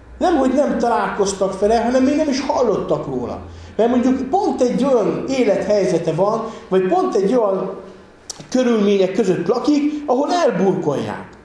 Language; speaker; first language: Hungarian; native; Hungarian